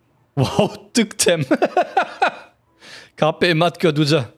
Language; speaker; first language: Korean; non-native, fluent; German